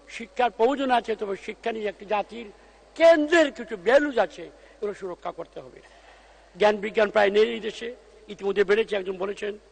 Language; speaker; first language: Bangla; native; Bangla